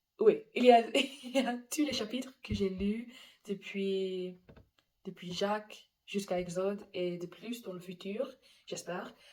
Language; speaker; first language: French; non-native, fluent; English